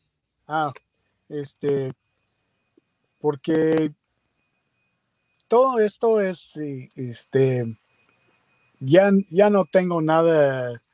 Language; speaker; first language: Spanish; non-native, learner; English